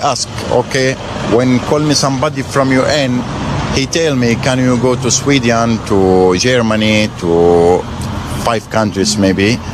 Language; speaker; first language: English; non-native, learner; Arabic